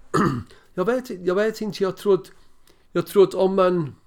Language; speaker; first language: Swedish; non-native, fluent; English